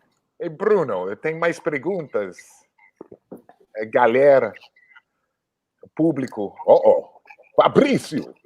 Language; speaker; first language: Portuguese; non-native, learner; English